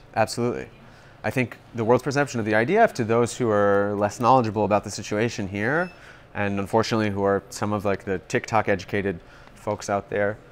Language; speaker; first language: English; native; English